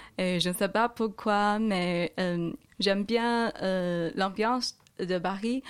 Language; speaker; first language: French; non-native, learner; Chinese